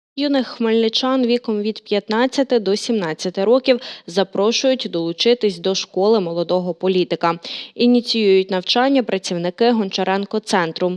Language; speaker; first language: Ukrainian; native; Ukrainian